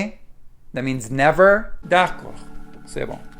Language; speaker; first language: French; non-native, learner; English